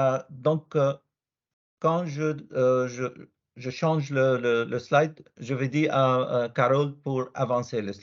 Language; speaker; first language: French; non-native, learner; Arabic